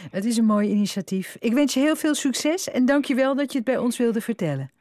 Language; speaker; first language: Dutch; native; Dutch